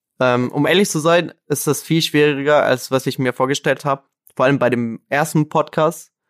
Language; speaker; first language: German; non-native, fluent; Arabic